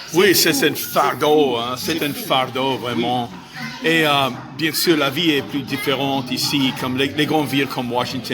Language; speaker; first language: French; non-native, fluent; English